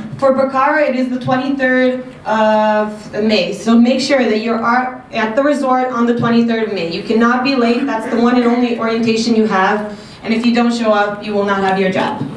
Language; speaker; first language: English; non-native, fluent; Serbian